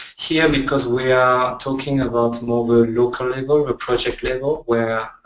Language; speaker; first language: English; non-native, fluent; French